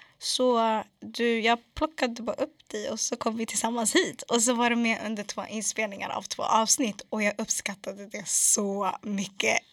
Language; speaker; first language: Swedish; early bilingual, other home language; Arabic